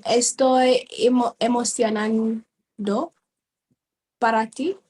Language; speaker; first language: Spanish; non-native, fluent; English